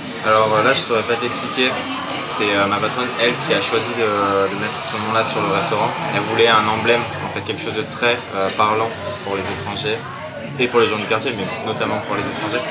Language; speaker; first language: French; native; French